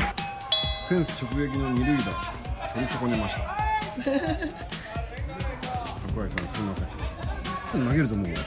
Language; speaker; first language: Japanese; native; Japanese